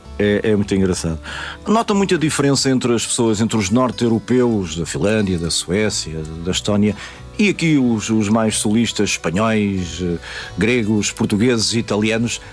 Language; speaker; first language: Portuguese; native; Portuguese